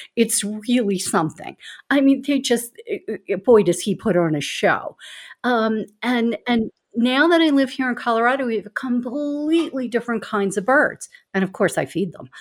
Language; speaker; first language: English; native; English